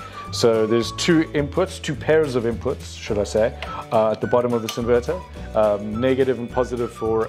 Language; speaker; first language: English; native; English